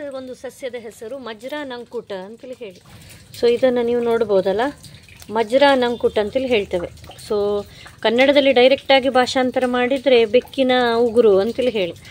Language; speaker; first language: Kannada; non-native, local second language; Konkani